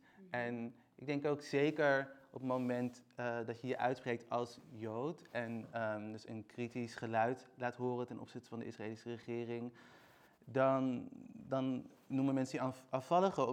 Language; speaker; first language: Dutch; native; Dutch